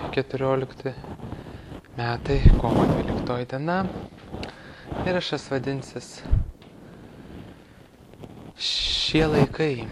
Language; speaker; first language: Lithuanian; native; Lithuanian